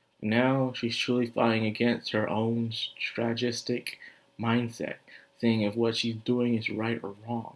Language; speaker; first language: English; native; English